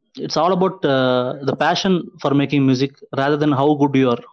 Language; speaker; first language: English; non-native, local second language; Tamil